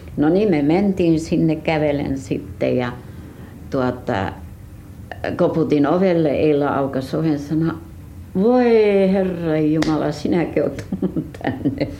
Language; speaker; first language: Finnish; early bilingual, heritage; Finnish